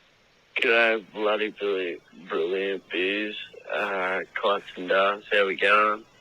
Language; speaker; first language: English; native; English